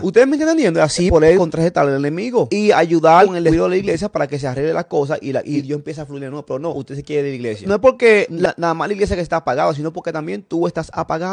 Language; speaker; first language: Spanish; native; Spanish